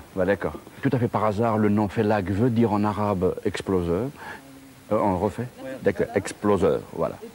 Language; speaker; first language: French; non-native, local second language; Kabyle